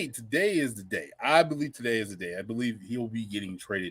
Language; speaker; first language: English; native; English